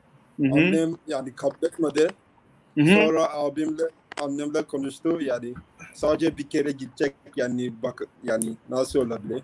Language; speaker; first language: Turkish; non-native, learner; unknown